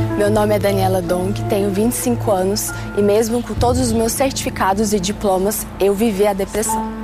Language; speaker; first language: Portuguese; early bilingual, other home language; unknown